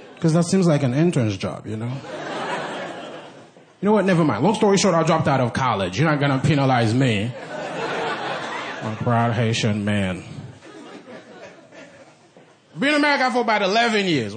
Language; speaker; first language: English; non-native, fluent; Haitian Creole